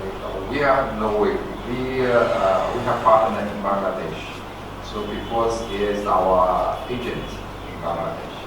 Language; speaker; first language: English; non-native, learner; Chinese